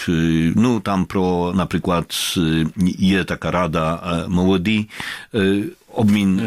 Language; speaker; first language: Ukrainian; non-native, fluent; Polish